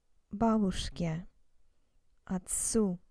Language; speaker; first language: Russian; non-native, fluent; English